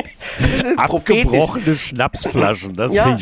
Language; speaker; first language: German; native; German